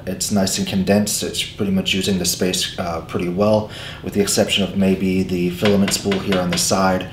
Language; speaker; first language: English; native; English